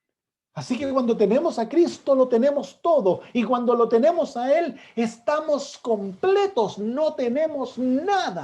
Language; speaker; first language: Spanish; native; Spanish